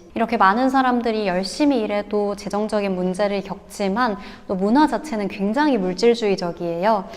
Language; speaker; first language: Korean; native; Korean